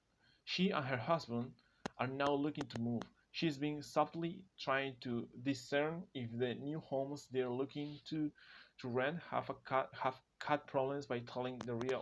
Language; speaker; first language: English; non-native, fluent; Spanish